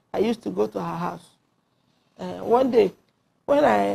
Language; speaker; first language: English; non-native, local second language; Igbo